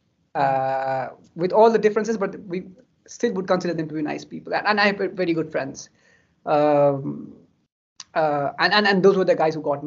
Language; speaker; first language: English; non-native, local second language; Nepali